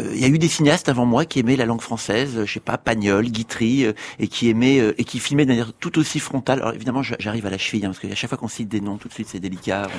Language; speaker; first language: French; native; French